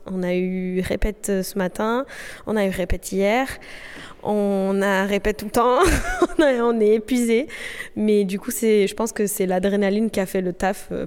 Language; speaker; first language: French; non-native, fluent; Portuguese